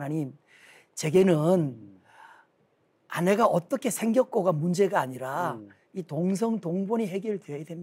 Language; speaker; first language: Korean; native; Korean